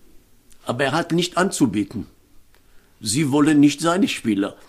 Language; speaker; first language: German; non-native, fluent; Hebrew